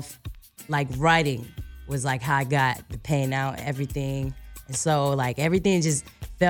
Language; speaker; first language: English; native; English